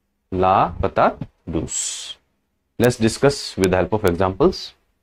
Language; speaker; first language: English; non-native, local second language; Hindi